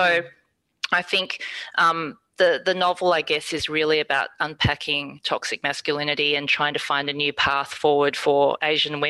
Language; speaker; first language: English; early bilingual, other home language; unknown